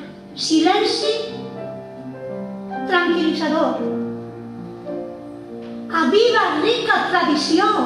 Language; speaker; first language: Catalan; non-native, local second language; Spanish